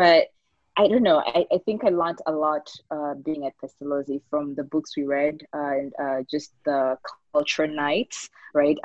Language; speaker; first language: English; non-native, local second language; Ganda